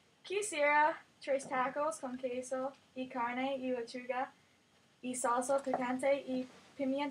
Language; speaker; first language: Spanish; non-native, learner; English